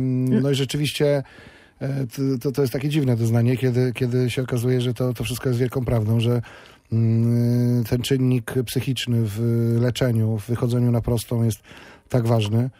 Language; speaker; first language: Polish; native; Polish